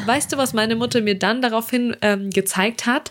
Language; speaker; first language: German; early bilingual, other home language; Russian